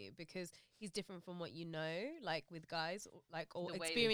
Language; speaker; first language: English; native; English